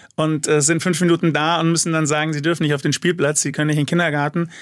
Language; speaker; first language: German; native; German